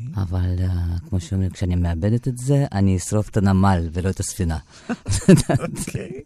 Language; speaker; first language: Hebrew; non-native, fluent; Russian